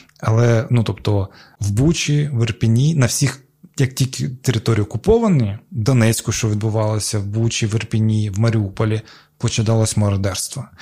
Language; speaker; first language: Ukrainian; non-native, local second language; Crimean Tatar